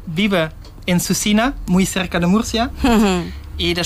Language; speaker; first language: Spanish; non-native, learner; Dutch